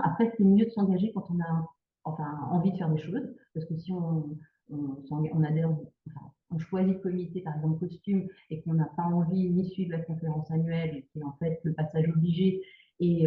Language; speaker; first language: French; native; French